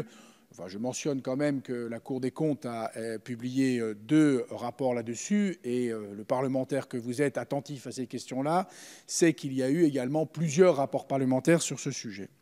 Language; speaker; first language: French; native; French